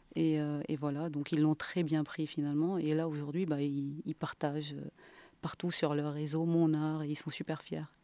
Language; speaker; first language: French; non-native, local second language; Arabic